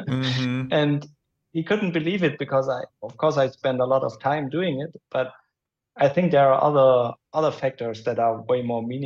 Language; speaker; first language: English; non-native, fluent; German